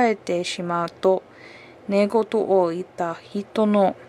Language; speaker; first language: Japanese; non-native, learner; English